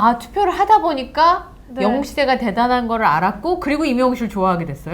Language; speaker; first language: Korean; native; Korean